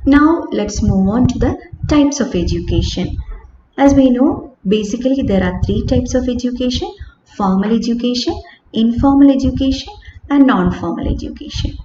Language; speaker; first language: English; non-native, local second language; Malayalam